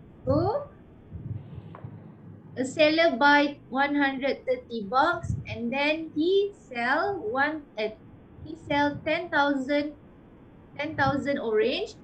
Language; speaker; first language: English; non-native, local second language; Malay